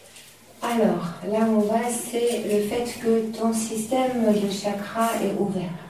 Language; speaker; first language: French; native; French